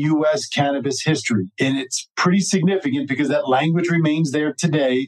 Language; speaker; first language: English; native; English